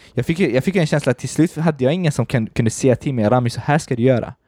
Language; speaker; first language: Swedish; early bilingual, other home language; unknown